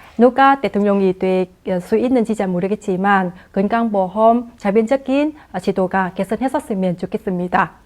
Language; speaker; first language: Korean; non-native, fluent; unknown